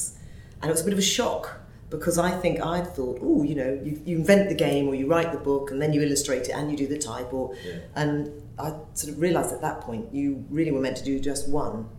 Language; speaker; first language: English; native; English